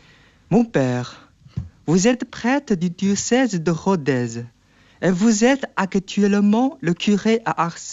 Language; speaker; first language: French; non-native, fluent; Chinese